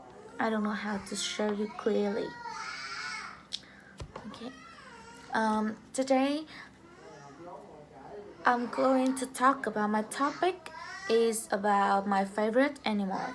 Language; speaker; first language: English; non-native, learner; Vietnamese